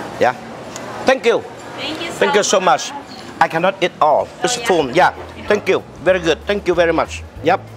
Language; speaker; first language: English; non-native, learner; Vietnamese